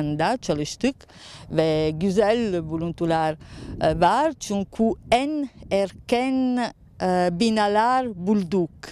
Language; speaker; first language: Turkish; non-native, learner; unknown